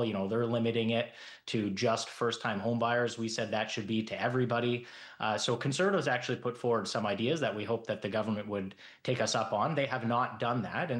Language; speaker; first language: English; native; English